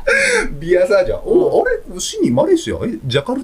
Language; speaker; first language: Indonesian; non-native, fluent; Japanese